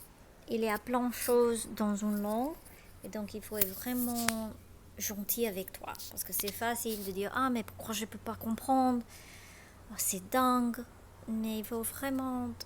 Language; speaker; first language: French; non-native, fluent; Spanish